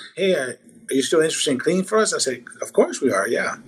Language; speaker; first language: English; native; English